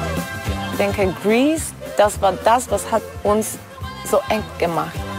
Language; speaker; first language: German; non-native, learner; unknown